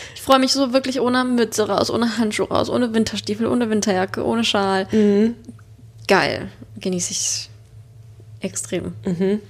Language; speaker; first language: German; native; German